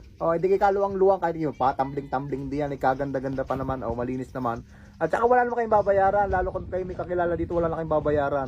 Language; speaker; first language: Filipino; native; Filipino